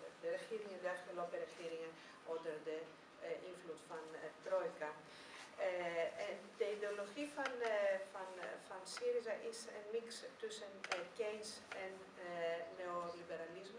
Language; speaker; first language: Dutch; non-native, fluent; Greek